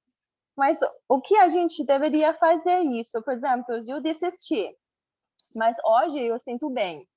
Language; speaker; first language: Portuguese; non-native, learner; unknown